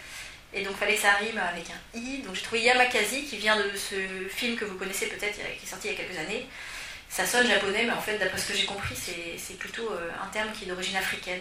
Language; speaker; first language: French; native; French